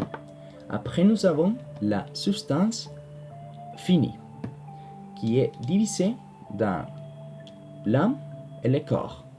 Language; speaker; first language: French; non-native, learner; Spanish